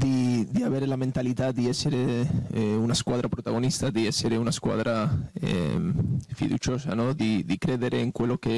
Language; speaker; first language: Italian; non-native, fluent; Spanish